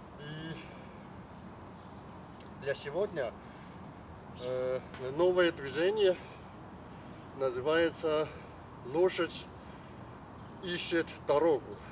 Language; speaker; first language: Russian; non-native, learner; Chinese